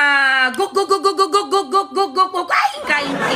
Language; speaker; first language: Indonesian; native; Indonesian